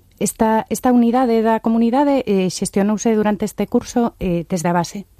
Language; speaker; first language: Galician; native; Galician